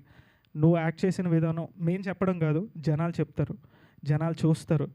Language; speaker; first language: Telugu; native; Telugu